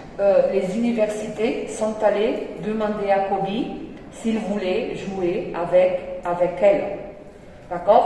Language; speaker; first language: French; non-native, fluent; Spanish